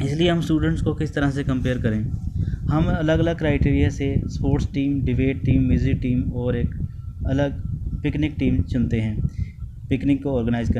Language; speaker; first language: Hindi; native; Hindi